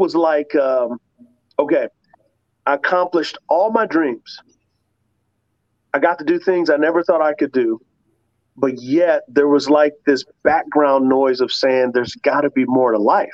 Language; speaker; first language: English; native; English